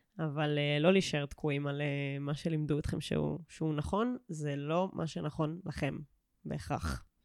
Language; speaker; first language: Hebrew; native; Hebrew